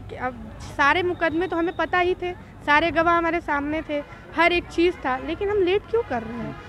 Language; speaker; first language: Hindi; native; Hindi